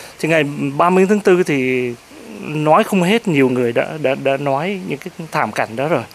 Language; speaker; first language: Vietnamese; native; Vietnamese